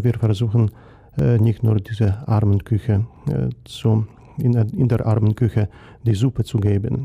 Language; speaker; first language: German; non-native, fluent; Polish